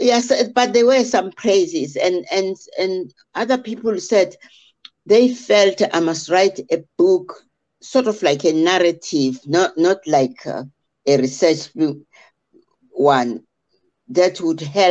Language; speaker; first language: English; non-native, local second language; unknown